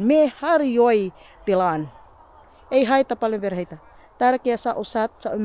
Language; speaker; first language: Finnish; non-native, learner; Filipino